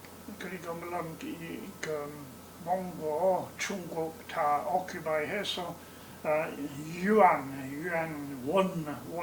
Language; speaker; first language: Korean; non-native, learner; English